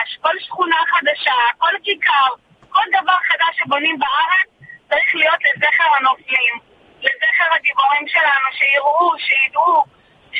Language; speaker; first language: Hebrew; native; Hebrew